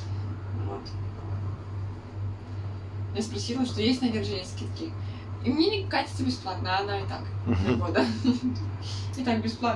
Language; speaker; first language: Russian; native; Russian